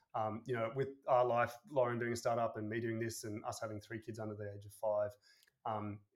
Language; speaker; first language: English; native; English